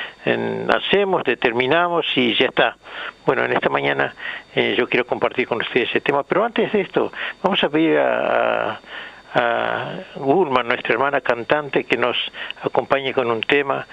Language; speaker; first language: Spanish; native; Spanish